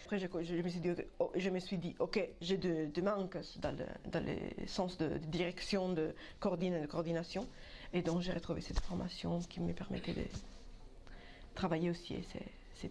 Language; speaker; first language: French; native; French